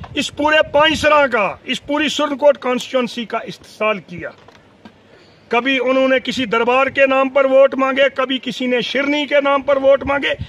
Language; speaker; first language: Urdu; non-native, local second language; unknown